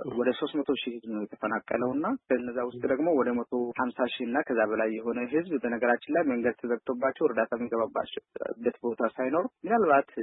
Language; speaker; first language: Amharic; non-native, local second language; Afar